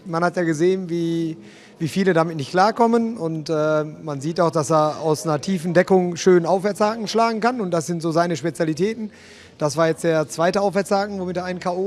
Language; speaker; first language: German; native; German